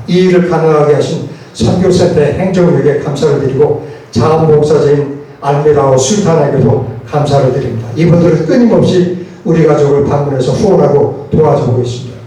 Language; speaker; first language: Korean; native; Korean